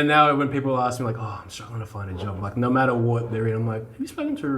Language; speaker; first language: English; native; English